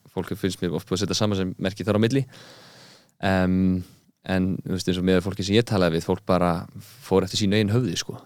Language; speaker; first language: Icelandic; early bilingual, heritage; Icelandic